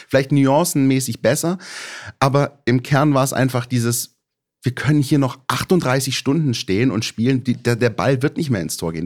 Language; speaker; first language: German; native; German